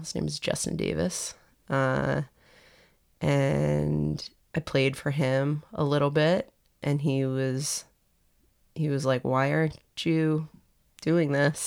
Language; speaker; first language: English; native; English